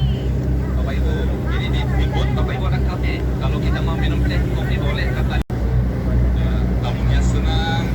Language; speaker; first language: Indonesian; non-native, fluent; Turkish